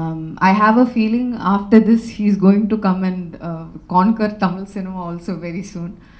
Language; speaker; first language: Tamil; non-native, local second language; Malayalam